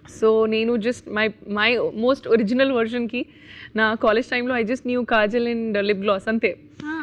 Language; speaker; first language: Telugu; non-native, local second language; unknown